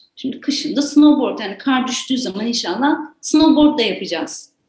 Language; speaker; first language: Turkish; native; Turkish